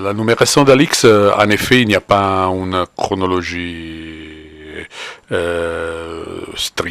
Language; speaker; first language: French; non-native, fluent; Italian